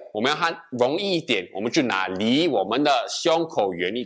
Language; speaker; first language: Chinese; native; Chinese